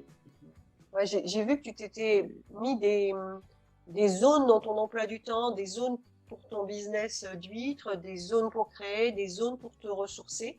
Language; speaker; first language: French; native; French